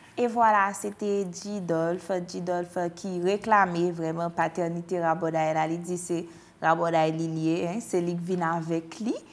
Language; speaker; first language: French; non-native, local second language; Haitian Creole